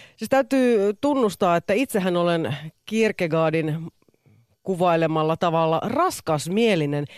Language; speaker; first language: Finnish; native; Finnish